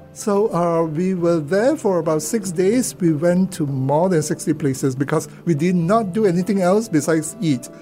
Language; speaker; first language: English; non-native, local second language; Cantonese